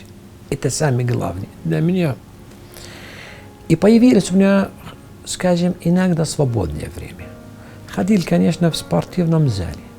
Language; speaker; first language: Russian; non-native, fluent; Arabic